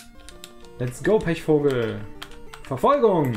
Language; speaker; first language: German; native; German